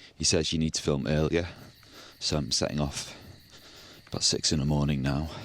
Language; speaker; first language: English; native; English